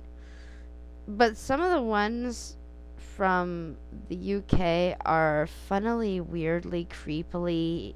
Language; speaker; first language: English; native; English